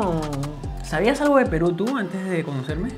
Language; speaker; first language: Spanish; native; Spanish